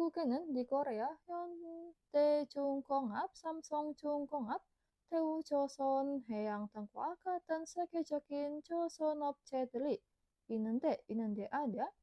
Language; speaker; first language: Korean; non-native, fluent; Indonesian